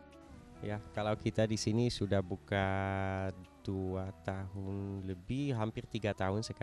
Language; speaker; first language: Indonesian; non-native, fluent; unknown